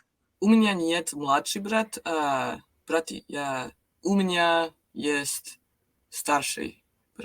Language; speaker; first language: Russian; non-native, learner; English